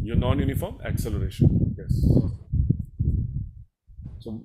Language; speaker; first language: English; non-native, local second language; Hindi